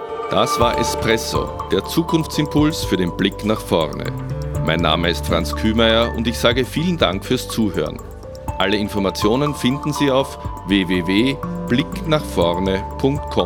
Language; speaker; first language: German; native; German